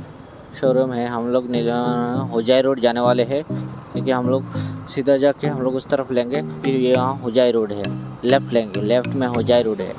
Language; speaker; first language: Hindi; non-native, local second language; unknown